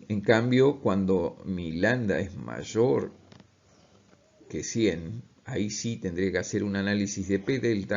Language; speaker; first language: Spanish; native; Spanish